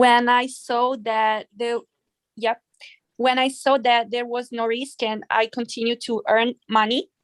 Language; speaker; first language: English; non-native, fluent; Italian